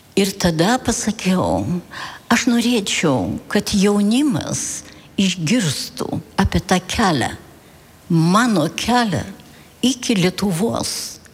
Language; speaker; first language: Lithuanian; early bilingual, heritage; Lithuanian